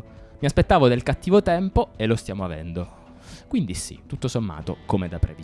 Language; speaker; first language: Italian; native; Italian